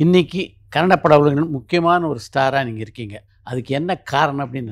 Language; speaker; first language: Tamil; native; Tamil